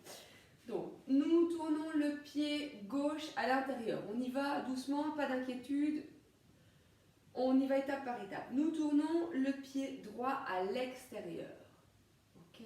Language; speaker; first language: French; native; French